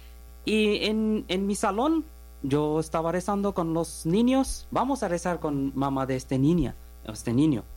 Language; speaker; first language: Spanish; non-native, learner; Bangla